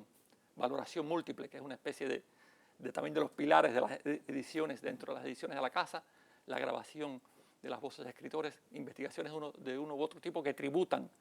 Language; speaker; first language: Spanish; native; Spanish